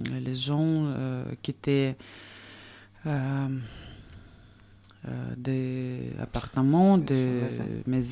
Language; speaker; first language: French; non-native, learner; Russian